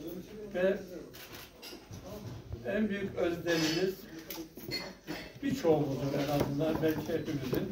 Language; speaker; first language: Turkish; native; Turkish